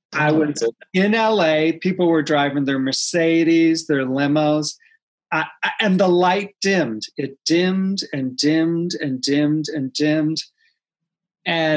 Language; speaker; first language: English; native; English